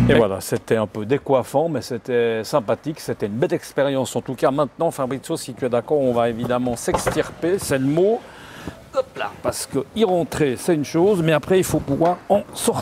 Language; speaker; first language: French; native; French